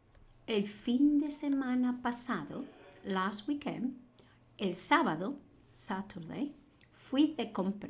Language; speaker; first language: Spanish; non-native, fluent; English